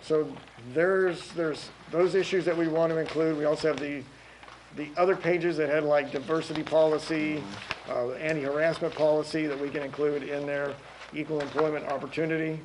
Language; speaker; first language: English; native; English